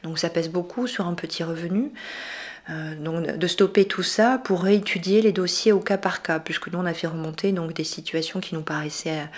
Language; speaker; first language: French; native; French